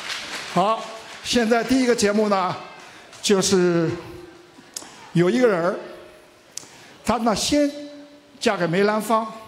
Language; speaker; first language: Chinese; native; Chinese